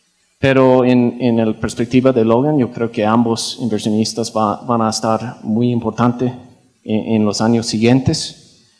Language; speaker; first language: Spanish; non-native, fluent; English